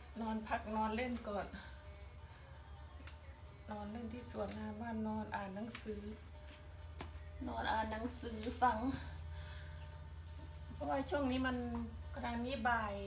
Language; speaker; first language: Thai; native; Thai